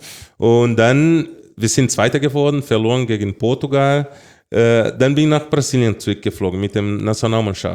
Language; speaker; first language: German; non-native, fluent; Portuguese